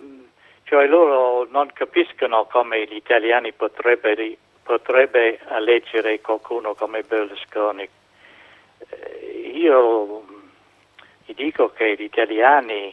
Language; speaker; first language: Italian; non-native, fluent; English